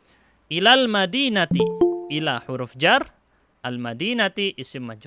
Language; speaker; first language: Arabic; non-native, fluent; Indonesian